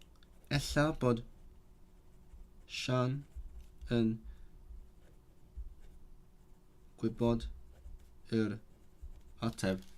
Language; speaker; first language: Welsh; non-native, learner; Cantonese